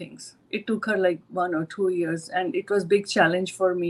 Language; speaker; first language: English; non-native, local second language; Hindi